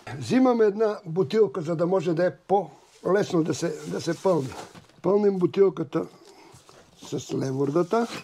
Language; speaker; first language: Bulgarian; native; Bulgarian